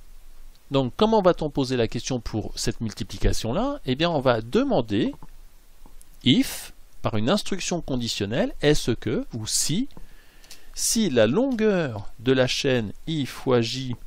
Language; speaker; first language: French; native; French